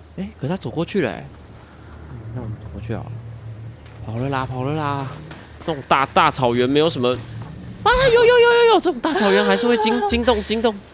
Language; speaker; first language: Chinese; native; Chinese